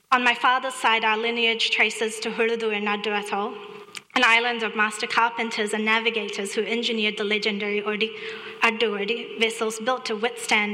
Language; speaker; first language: English; non-native, fluent; Divehi